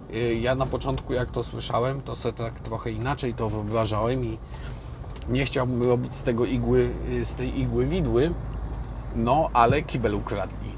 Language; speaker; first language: Polish; native; Polish